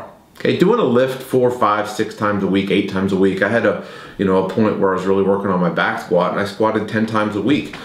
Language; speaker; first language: English; native; English